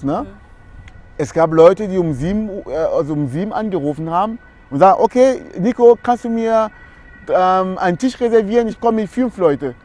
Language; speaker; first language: German; non-native, fluent; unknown